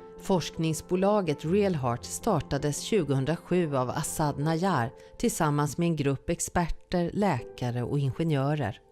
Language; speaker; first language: Swedish; native; Swedish